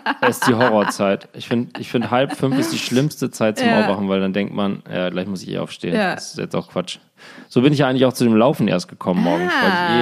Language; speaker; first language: German; native; German